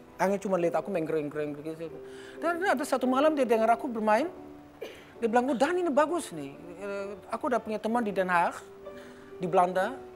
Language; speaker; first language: Indonesian; early bilingual, heritage; Indonesian